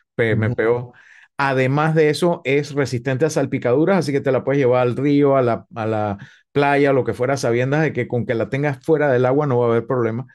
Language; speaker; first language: Spanish; native; Spanish